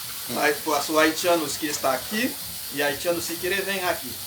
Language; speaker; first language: Portuguese; non-native, learner; Haitian Creole